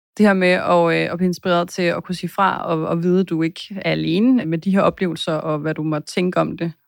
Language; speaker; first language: Danish; native; Danish